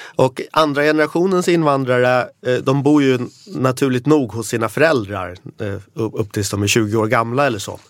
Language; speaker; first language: Swedish; native; Swedish